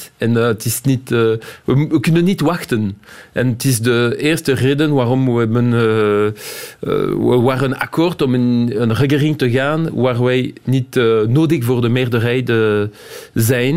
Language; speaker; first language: Dutch; non-native, local second language; French